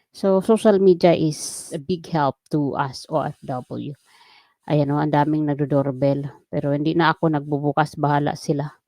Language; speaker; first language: Filipino; non-native, local second language; Waray